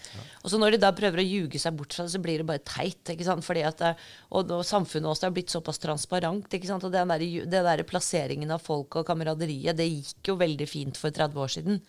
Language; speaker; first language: Norwegian; native; Norwegian